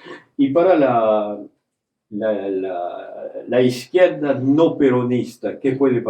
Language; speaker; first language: Spanish; non-native, fluent; French